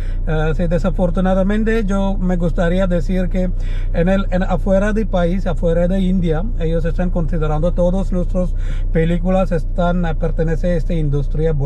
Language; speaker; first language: Spanish; non-native, learner; Malayalam